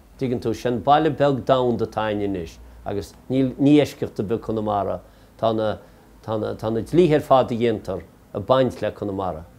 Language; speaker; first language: Irish; native; Irish